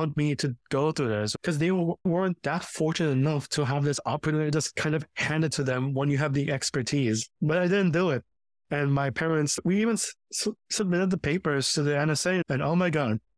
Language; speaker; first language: English; early bilingual, other home language; Filipino